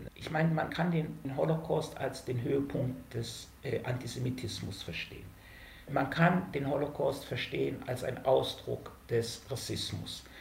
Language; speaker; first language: German; native; German